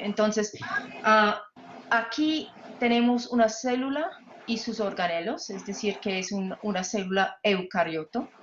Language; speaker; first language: Spanish; non-native, fluent; English